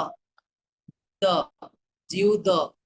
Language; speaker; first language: Chinese; non-native, learner; Bangla